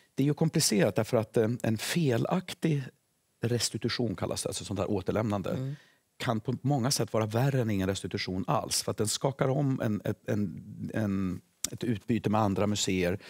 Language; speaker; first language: Swedish; native; Swedish